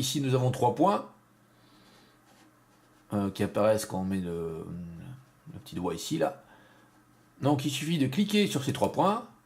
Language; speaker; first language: French; native; French